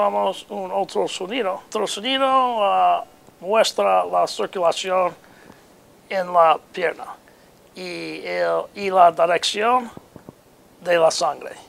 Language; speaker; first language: Spanish; non-native, learner; English